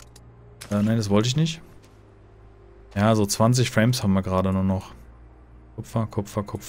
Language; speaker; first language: German; native; German